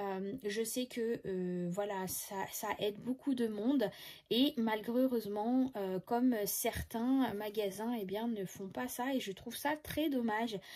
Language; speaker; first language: French; native; French